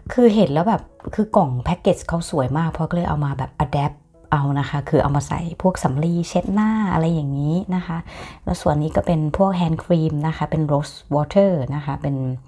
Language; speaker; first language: Thai; native; Thai